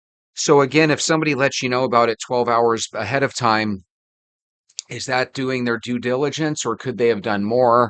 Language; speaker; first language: English; native; English